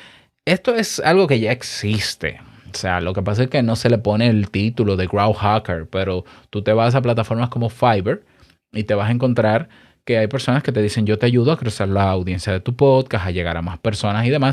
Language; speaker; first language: Spanish; native; Spanish